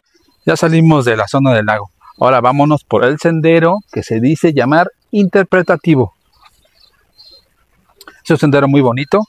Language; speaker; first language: Spanish; native; Spanish